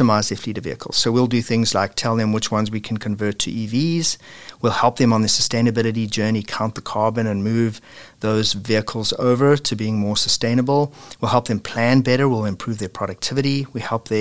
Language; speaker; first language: English; native; English